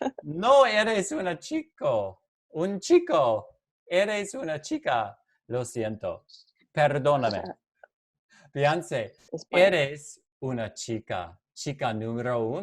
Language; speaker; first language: Spanish; non-native, fluent; English